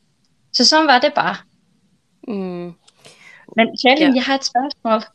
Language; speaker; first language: Danish; non-native, fluent; Finnish